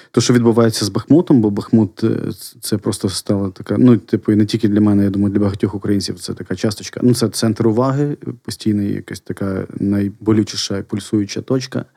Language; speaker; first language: Ukrainian; non-native, local second language; Russian